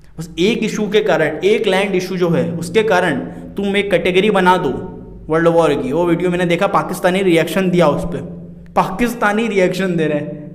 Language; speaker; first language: Hindi; native; Hindi